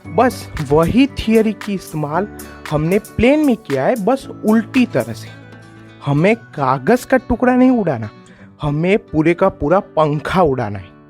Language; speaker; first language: Hindi; non-native, local second language; Gujarati